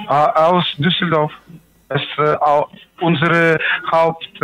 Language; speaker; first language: German; non-native, learner; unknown